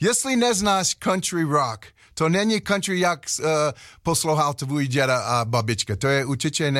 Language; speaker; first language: Czech; non-native, learner; English